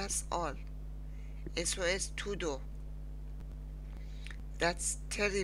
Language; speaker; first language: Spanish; non-native, learner; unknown